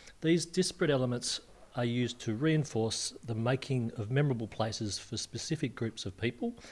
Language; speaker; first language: English; native; English